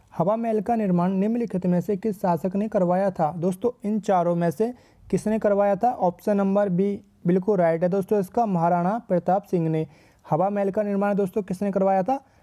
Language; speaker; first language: Hindi; native; Hindi